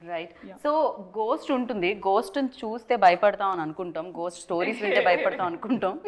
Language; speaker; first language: Telugu; native; Telugu